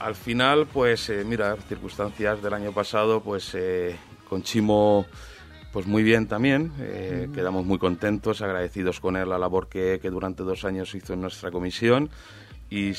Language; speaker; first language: Spanish; native; Spanish